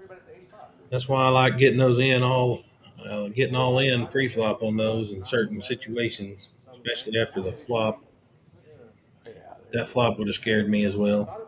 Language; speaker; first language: English; native; English